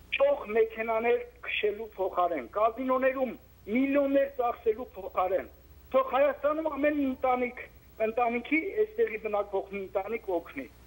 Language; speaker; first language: Armenian; native; Armenian